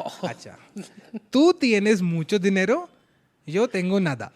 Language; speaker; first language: Spanish; non-native, learner; Hindi